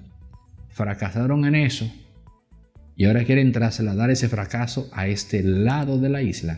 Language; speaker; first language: Spanish; native; Spanish